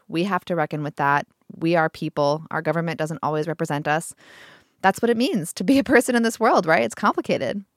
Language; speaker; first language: English; native; English